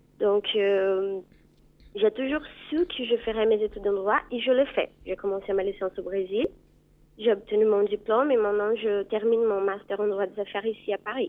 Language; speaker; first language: French; non-native, fluent; Portuguese